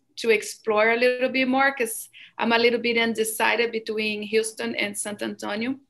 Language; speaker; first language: English; non-native, fluent; Portuguese